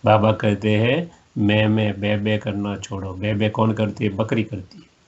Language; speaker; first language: Hindi; non-native, local second language; Gujarati